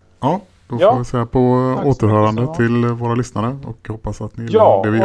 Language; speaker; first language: Swedish; native; Swedish